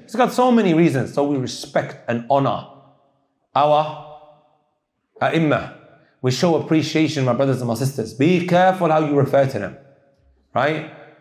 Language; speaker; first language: English; native; English